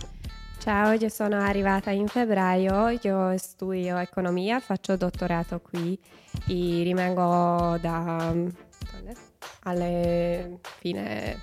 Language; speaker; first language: Italian; non-native, learner; Hungarian